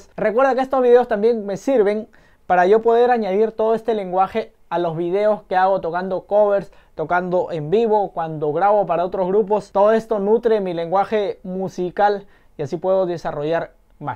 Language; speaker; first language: Spanish; native; Spanish